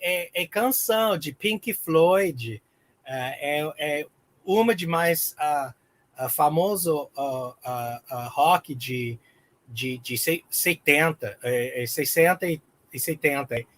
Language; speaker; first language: Portuguese; non-native, learner; English